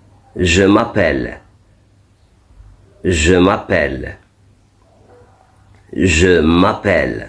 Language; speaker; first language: French; non-native, fluent; Arabic